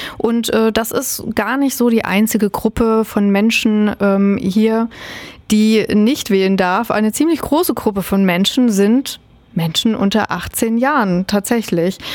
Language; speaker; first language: German; native; German